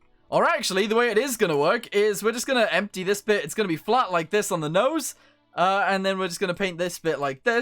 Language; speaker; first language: English; native; English